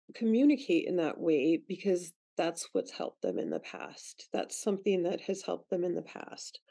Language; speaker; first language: English; native; English